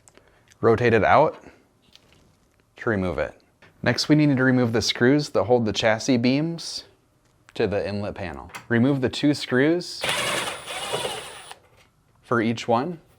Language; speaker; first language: English; native; English